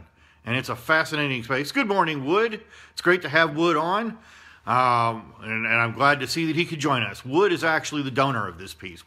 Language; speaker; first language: English; native; English